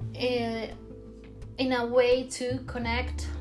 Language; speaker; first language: English; non-native, fluent; Spanish